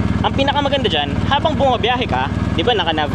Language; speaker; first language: Filipino; native; Filipino